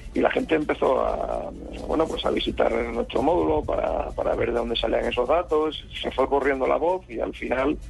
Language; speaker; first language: Spanish; native; Spanish